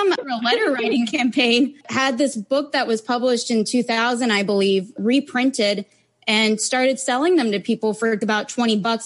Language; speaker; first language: English; native; English